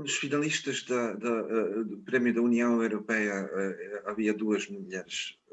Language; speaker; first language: Portuguese; non-native, fluent; Croatian